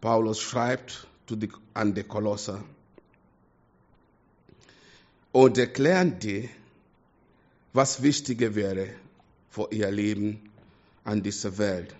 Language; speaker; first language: German; non-native, fluent; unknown